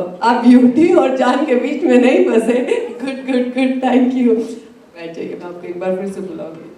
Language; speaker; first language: Hindi; non-native, local second language; Malayalam